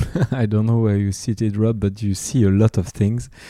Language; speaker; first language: English; non-native, fluent; French